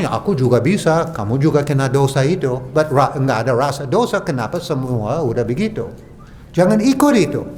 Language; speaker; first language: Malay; non-native, fluent; English